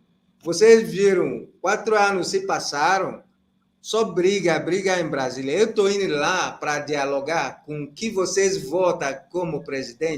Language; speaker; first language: Portuguese; non-native, fluent; Igbo